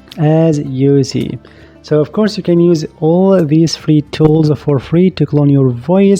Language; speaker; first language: English; non-native, fluent; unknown